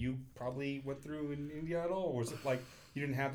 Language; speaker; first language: English; early bilingual, other home language; Kannada